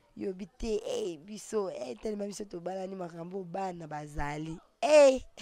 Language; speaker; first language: Lingala; non-native, local second language; Swahili